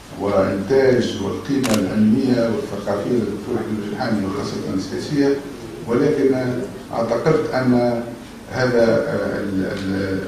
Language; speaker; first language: Arabic; native; Arabic